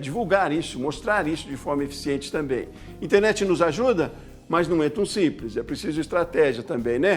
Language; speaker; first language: Portuguese; native; Portuguese